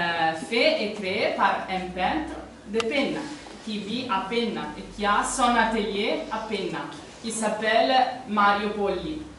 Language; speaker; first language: French; non-native, fluent; Italian